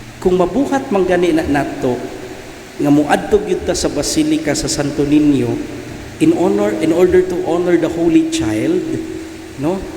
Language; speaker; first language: Cebuano; native; Cebuano